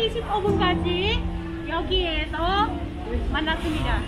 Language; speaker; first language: Korean; non-native, learner; Thai